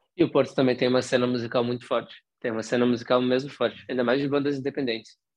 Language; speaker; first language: Portuguese; native; Portuguese